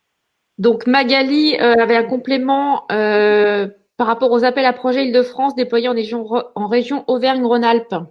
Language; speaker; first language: French; native; French